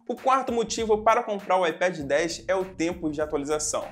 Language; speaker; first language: Portuguese; native; Portuguese